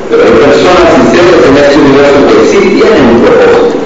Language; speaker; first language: Spanish; native; Spanish